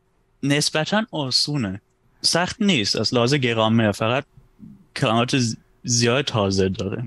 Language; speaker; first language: Persian; non-native, fluent; German